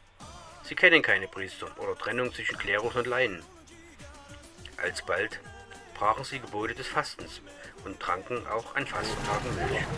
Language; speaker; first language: German; native; German